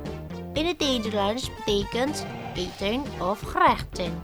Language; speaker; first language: Dutch; non-native, learner; Indonesian